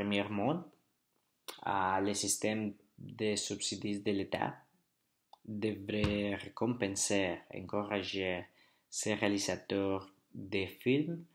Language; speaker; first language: French; non-native, learner; Spanish